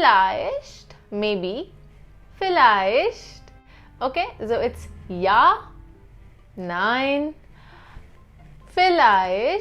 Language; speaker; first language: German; non-native, fluent; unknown